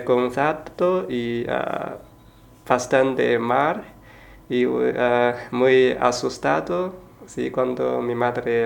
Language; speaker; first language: Spanish; non-native, learner; Chinese